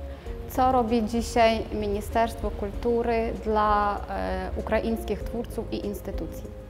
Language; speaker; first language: Polish; non-native, fluent; Ukrainian